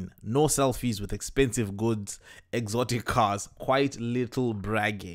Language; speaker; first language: English; native; English